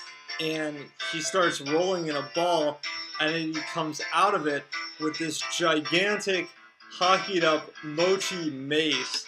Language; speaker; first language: English; native; English